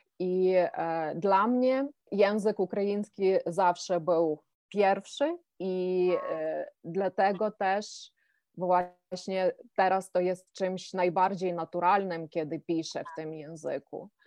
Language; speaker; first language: Polish; non-native, fluent; Ukrainian